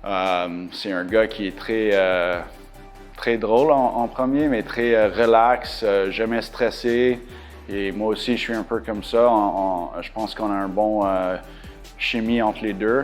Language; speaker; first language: French; non-native, local second language; English